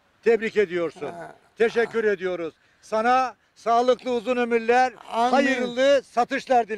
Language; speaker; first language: Turkish; native; Turkish